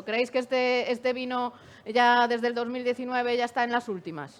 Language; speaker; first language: Spanish; native; Spanish